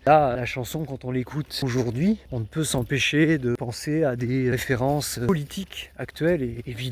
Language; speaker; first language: French; native; French